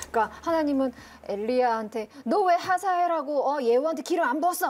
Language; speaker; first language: Korean; native; Korean